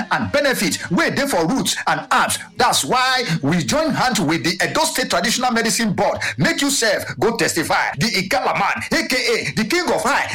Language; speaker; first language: Nigerian Pidgin; non-native, local second language; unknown